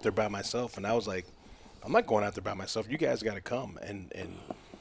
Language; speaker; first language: English; native; English